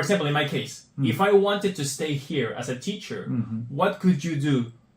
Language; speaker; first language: English; non-native, fluent; Spanish